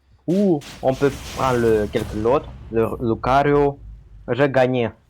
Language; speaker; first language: French; non-native, learner; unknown